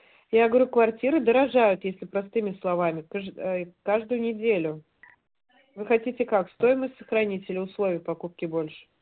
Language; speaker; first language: Russian; native; Russian